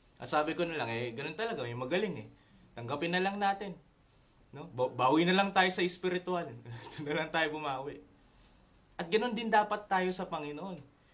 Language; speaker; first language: Filipino; native; Filipino